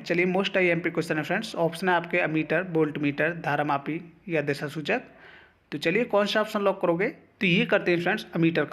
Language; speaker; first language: Hindi; native; Hindi